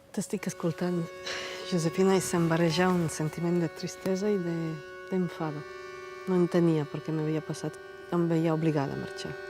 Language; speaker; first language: Catalan; non-native, fluent; Bosnian